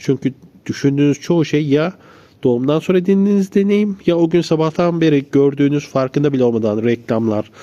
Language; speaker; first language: Turkish; native; Turkish